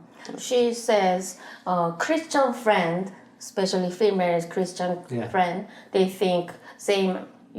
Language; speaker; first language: English; non-native, learner; Korean